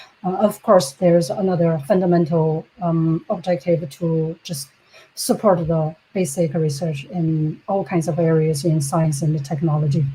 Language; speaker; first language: English; non-native, fluent; Chinese